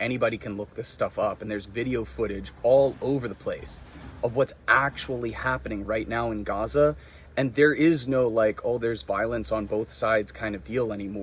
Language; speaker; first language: English; native; English